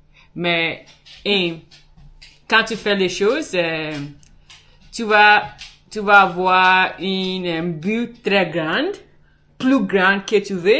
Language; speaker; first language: French; non-native, learner; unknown